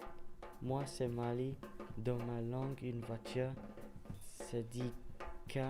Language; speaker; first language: French; non-native, learner; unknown